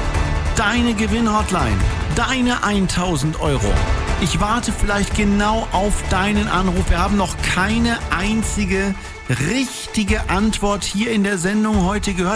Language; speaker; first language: German; native; German